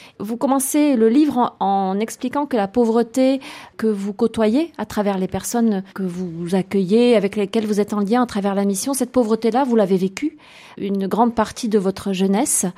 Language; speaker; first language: French; native; French